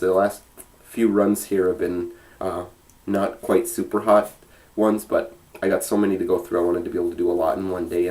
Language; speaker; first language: English; native; English